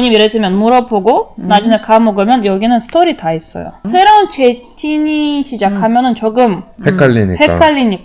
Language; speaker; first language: Korean; non-native, learner; Russian